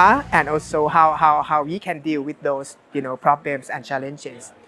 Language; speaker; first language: English; non-native, fluent; Thai